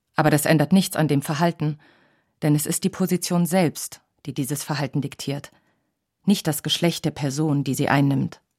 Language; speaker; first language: German; native; German